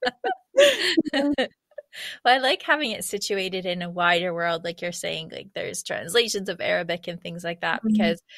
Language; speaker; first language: English; native; English